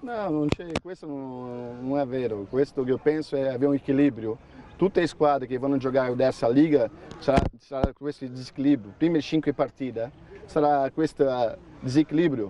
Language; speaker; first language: Italian; non-native, fluent; Portuguese